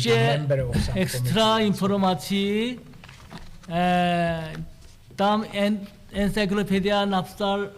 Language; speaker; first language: Czech; non-native, learner; Korean